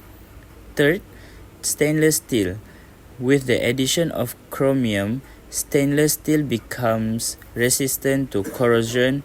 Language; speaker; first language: English; non-native, local second language; Malay